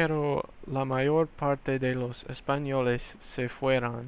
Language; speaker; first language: Spanish; non-native, learner; English